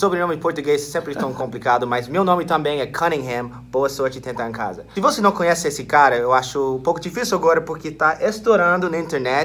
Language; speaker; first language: Portuguese; non-native, fluent; English